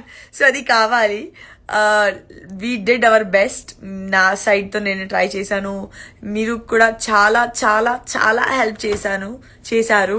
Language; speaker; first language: Telugu; non-native, learner; Gujarati